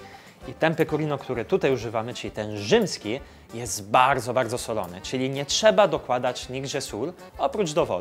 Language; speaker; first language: Polish; non-native, fluent; Italian